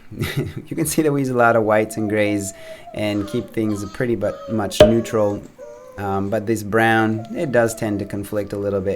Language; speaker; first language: English; native; English